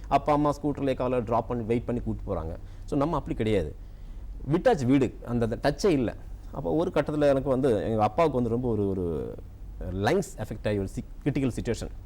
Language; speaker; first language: Tamil; non-native, local second language; Malayalam